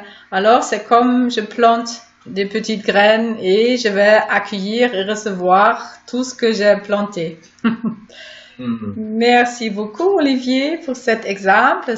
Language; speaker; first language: French; non-native, fluent; German